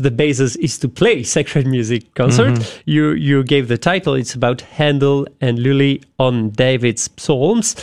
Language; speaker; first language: English; non-native, fluent; French